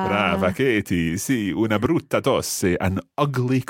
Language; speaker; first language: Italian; non-native, fluent; English